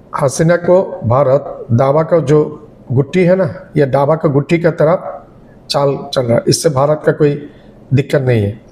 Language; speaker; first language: Hindi; non-native, learner; Bangla